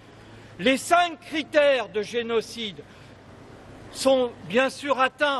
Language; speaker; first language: French; native; French